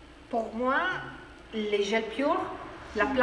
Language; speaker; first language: French; non-native, fluent; Spanish